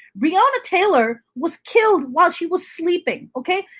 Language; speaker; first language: English; non-native, local second language; Urdu